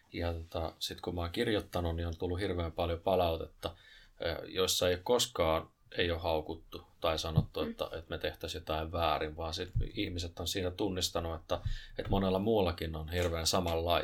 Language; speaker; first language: Finnish; native; Finnish